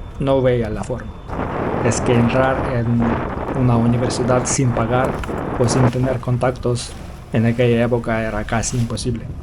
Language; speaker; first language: Spanish; non-native, fluent; Ukrainian